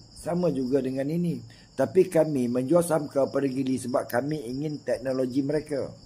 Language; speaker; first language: Malay; native; Malay